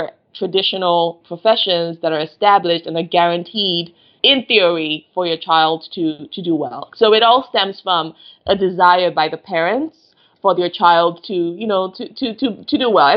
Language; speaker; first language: English; non-native, local second language; Yoruba